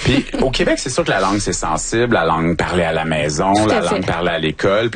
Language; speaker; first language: French; native; French